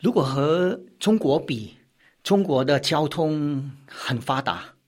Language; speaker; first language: Chinese; early bilingual, heritage; Chinese